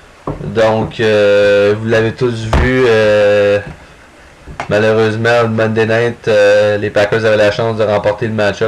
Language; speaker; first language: French; native; French